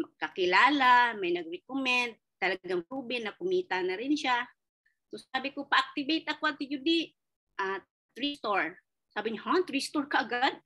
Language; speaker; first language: Filipino; non-native, local second language; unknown